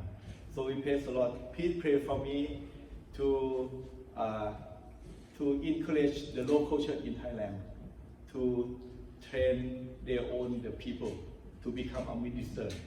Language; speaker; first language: English; non-native, learner; Thai